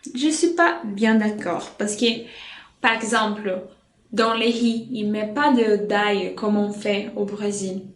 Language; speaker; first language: French; non-native, fluent; Portuguese